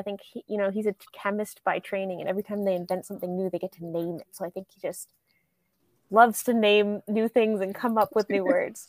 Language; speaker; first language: English; native; English